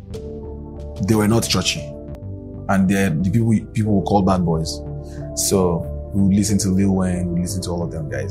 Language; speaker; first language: English; non-native, local second language; Yoruba